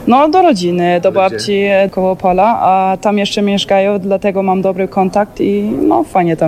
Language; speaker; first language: Polish; early bilingual, heritage; German